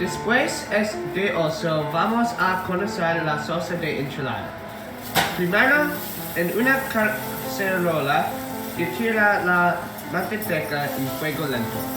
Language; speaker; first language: Spanish; non-native, learner; English